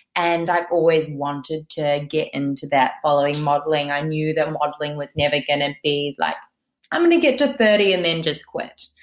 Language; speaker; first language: English; native; English